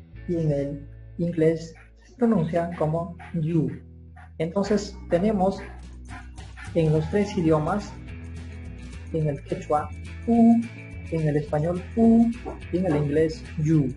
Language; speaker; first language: Spanish; non-native, local second language; Quechua